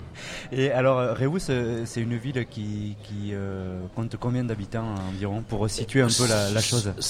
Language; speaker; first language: French; native; French